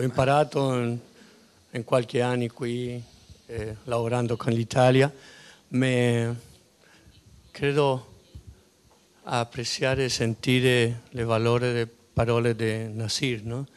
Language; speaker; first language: Italian; non-native, fluent; Spanish